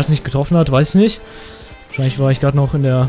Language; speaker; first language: German; native; German